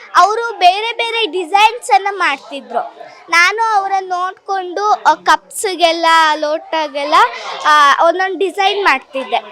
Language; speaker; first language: Kannada; native; Kannada